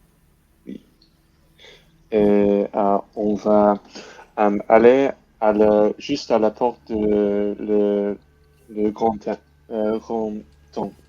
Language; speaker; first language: French; non-native, learner; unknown